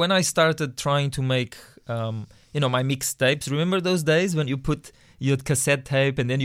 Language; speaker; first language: English; non-native, fluent; Portuguese